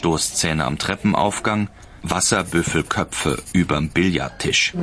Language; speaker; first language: German; native; German